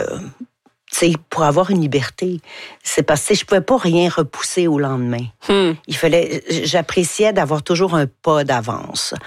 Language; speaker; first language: French; native; French